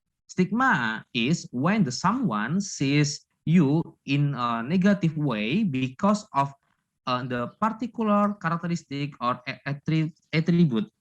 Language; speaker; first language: English; non-native, learner; Indonesian